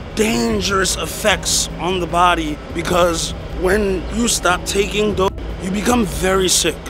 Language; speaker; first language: English; native; English